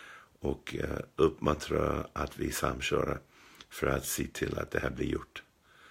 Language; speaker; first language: Swedish; non-native, fluent; English